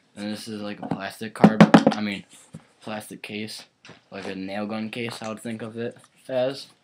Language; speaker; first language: English; native; English